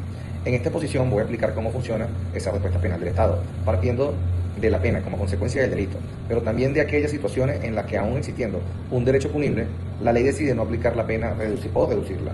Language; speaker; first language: Spanish; native; Spanish